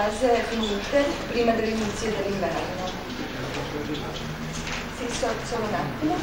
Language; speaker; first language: Italian; non-native, fluent; Serbian